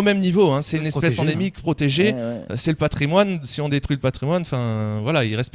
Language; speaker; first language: French; native; French